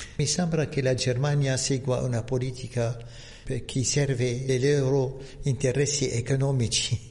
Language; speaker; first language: Italian; non-native, fluent; Arabic